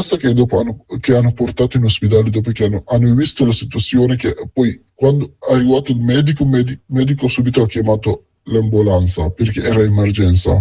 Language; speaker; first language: Italian; non-native, fluent; Arabic